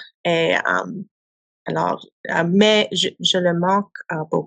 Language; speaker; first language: French; non-native, learner; English